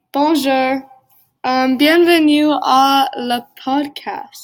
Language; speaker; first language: French; non-native, learner; English